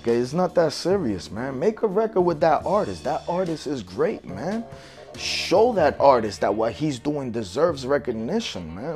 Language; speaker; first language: English; early bilingual, other home language; Spanish